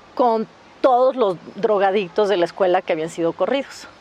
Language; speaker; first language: Spanish; native; Spanish